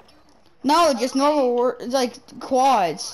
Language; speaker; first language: English; native; English